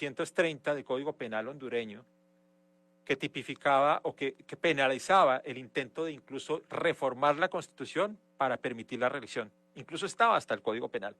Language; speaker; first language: Spanish; native; Spanish